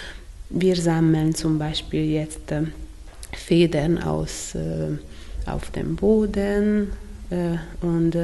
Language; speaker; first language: German; non-native, fluent; Hungarian